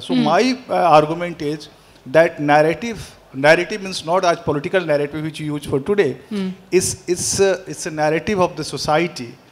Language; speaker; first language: Hindi; native; Hindi